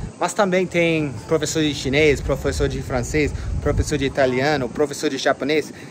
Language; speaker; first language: Portuguese; non-native, fluent; English